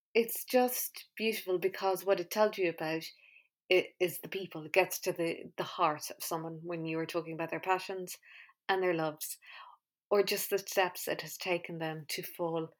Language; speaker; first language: English; native; English